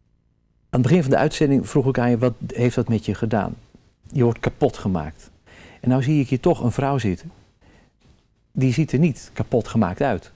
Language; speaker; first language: Dutch; native; Dutch